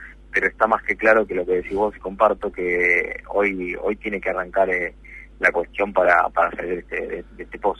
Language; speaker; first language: Spanish; native; Spanish